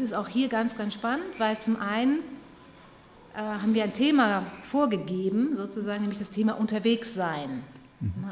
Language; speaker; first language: German; native; German